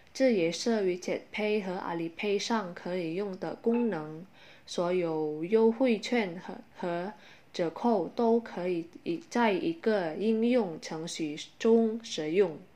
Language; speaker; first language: Chinese; non-native, fluent; Indonesian